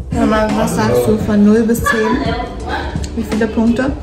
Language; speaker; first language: German; early bilingual, other home language; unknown